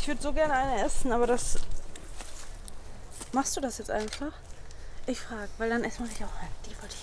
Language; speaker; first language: German; non-native, fluent; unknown